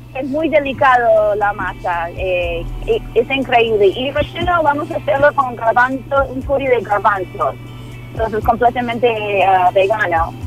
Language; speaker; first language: Spanish; non-native, fluent; Filipino